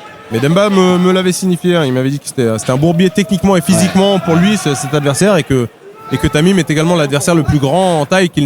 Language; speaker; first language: French; native; French